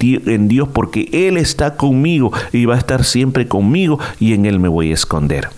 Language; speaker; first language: Spanish; native; Spanish